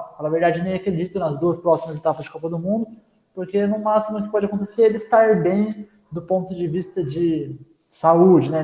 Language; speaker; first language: Portuguese; native; Portuguese